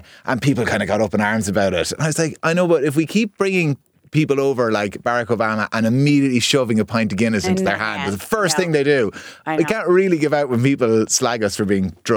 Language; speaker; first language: English; native; English